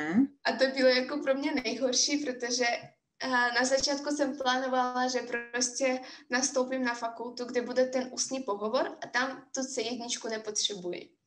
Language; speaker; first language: Czech; non-native, fluent; Russian